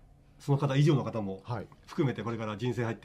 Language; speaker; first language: Japanese; native; Japanese